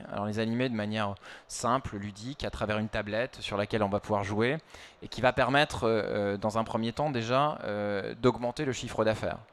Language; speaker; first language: French; native; French